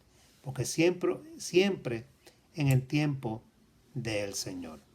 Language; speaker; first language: Spanish; native; Spanish